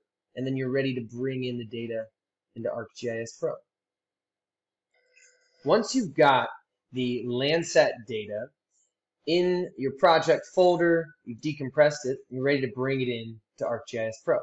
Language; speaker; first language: English; native; English